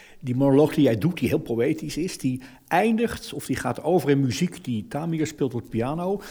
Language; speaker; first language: Dutch; native; Dutch